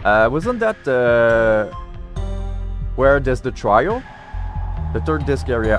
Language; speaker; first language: English; non-native, fluent; French